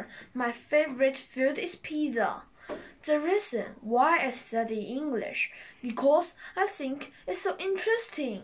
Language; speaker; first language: English; non-native, learner; Chinese